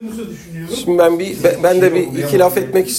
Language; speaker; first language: Turkish; native; Turkish